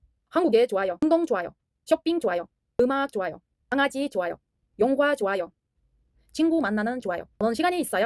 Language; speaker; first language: Korean; non-native, learner; Kazakh